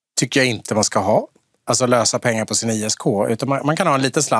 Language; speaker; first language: Swedish; native; Swedish